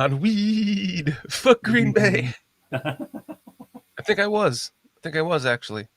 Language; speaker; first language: English; native; English